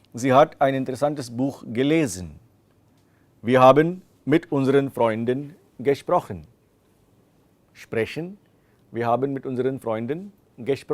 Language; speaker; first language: German; non-native, fluent; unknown